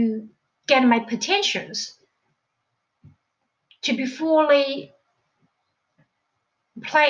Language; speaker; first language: English; non-native, fluent; Chinese